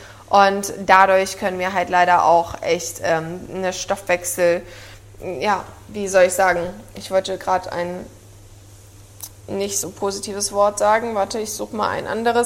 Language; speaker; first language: German; native; German